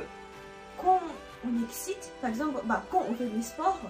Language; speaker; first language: French; non-native, learner; Japanese